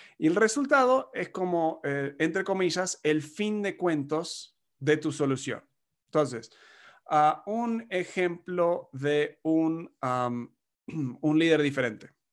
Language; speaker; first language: Spanish; non-native, fluent; English